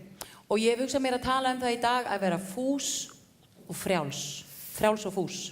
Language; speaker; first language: Icelandic; native; Icelandic